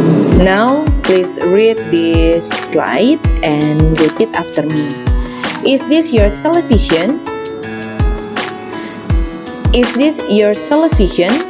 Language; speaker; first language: English; non-native, fluent; Indonesian